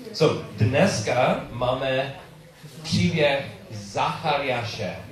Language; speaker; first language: Czech; non-native, learner; English